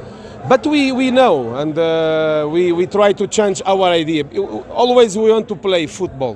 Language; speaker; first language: English; non-native, learner; Portuguese